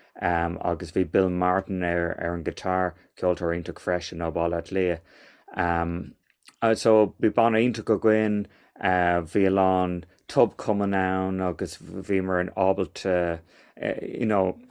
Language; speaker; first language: Irish; non-native, local second language; English